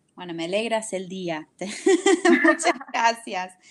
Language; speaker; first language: Spanish; non-native, fluent; English